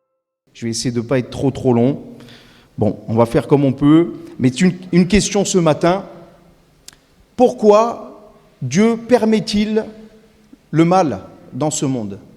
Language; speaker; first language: French; native; French